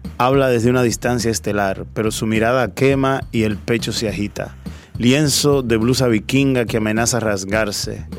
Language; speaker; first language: Spanish; native; Spanish